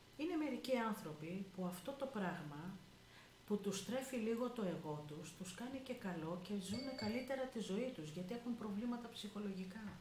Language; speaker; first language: Greek; native; Greek